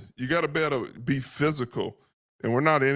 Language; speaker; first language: English; native; English